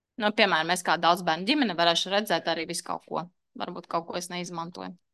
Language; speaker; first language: Latvian; native; Latvian